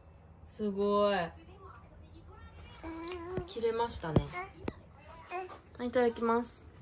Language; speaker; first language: Japanese; native; Japanese